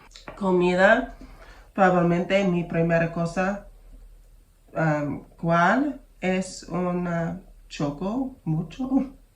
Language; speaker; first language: Spanish; non-native, learner; English